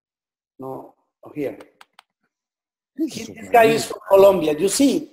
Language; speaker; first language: English; non-native, learner; Spanish